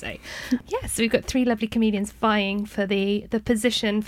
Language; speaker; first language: English; native; English